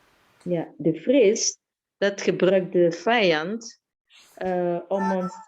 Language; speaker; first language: Dutch; non-native, fluent; Indonesian